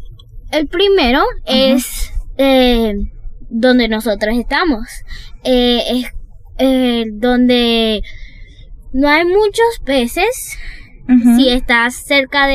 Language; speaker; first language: Spanish; early bilingual, heritage; Spanish